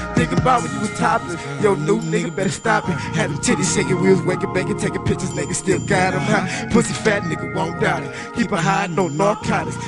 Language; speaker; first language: English; native; English